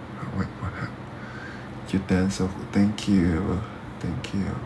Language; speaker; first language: English; non-native, learner; Thai